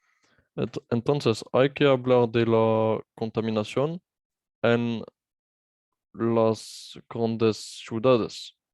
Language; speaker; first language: Spanish; non-native, fluent; French